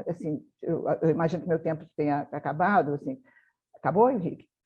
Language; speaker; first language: Portuguese; native; Portuguese